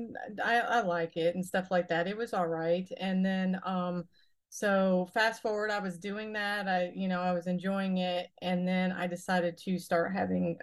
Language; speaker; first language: English; native; English